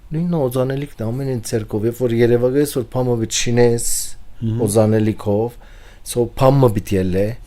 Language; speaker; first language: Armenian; early bilingual, heritage; Armenian